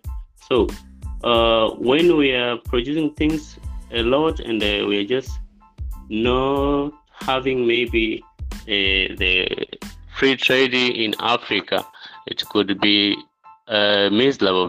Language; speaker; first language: English; non-native, local second language; Swahili